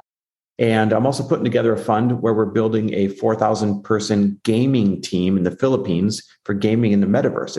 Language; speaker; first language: English; native; English